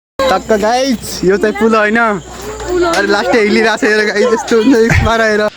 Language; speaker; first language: Nepali; non-native, local second language; Rana Tharu